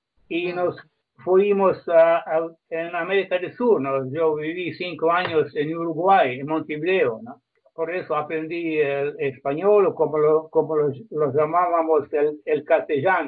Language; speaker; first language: Spanish; non-native, fluent; Croatian